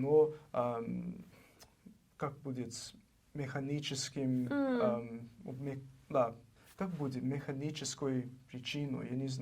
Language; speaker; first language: Russian; non-native, learner; English